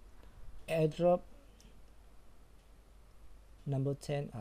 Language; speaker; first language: English; non-native, learner; Indonesian